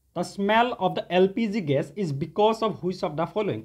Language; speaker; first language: English; non-native, local second language; Assamese